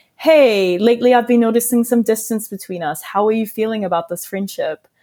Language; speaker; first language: English; native; English